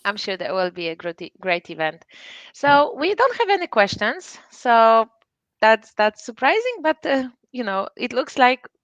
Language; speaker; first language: English; non-native, fluent; Polish